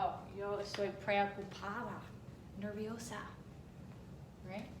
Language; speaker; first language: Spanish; non-native, fluent; English